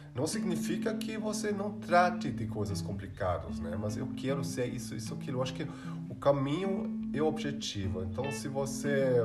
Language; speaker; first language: Portuguese; non-native, fluent; German